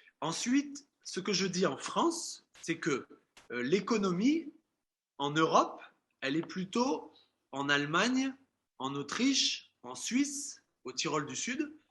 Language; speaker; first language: French; native; French